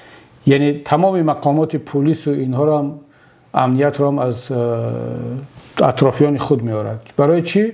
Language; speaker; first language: Persian; native; Persian